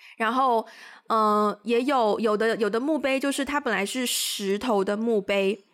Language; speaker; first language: Chinese; native; Chinese